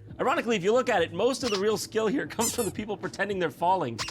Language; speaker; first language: English; native; English